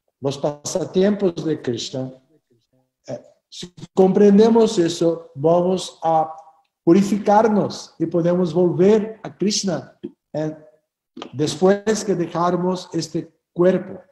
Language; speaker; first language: Spanish; non-native, fluent; Portuguese